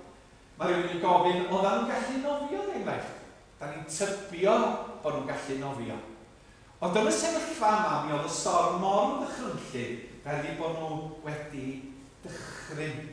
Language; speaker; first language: Welsh; native; Welsh